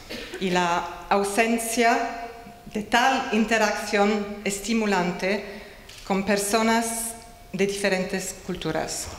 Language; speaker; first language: Spanish; non-native, fluent; English